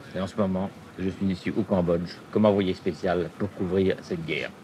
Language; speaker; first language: French; native; French